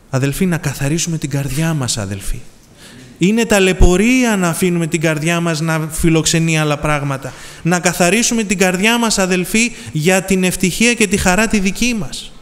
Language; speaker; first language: Greek; native; Greek